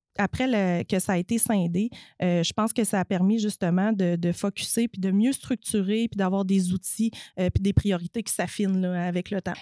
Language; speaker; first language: French; native; French